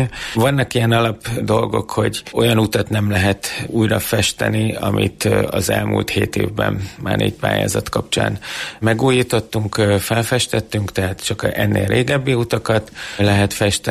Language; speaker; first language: Hungarian; native; Hungarian